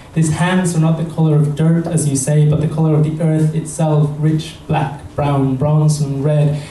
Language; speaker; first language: English; early bilingual, other home language; Spanish